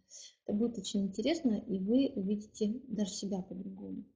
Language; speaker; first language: Russian; native; Russian